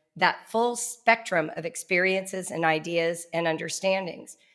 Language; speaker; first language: English; native; English